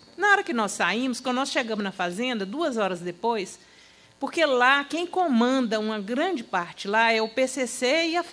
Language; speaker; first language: Portuguese; native; Portuguese